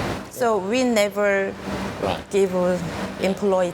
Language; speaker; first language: English; non-native, learner; Korean